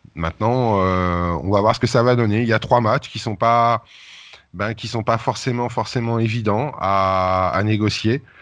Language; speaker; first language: French; native; French